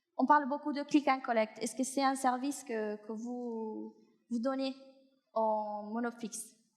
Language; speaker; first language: French; non-native, fluent; Spanish